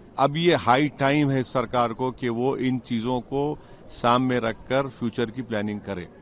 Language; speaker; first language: Urdu; native; Urdu